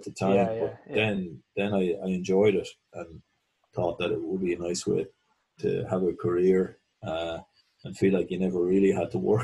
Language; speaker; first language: English; native; English